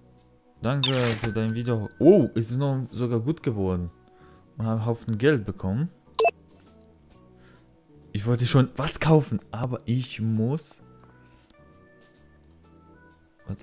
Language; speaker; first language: German; non-native, learner; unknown